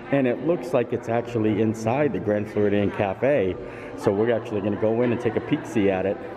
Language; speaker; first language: English; native; English